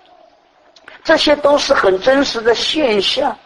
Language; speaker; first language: Chinese; native; Chinese